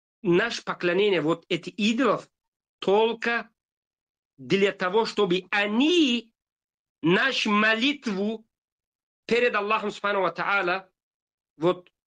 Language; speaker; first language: Russian; non-native, fluent; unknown